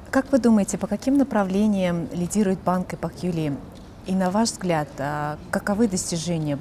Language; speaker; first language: Russian; native; Russian